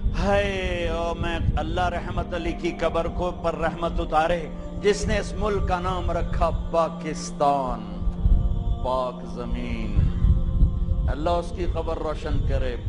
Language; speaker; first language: Urdu; non-native, local second language; Punjabi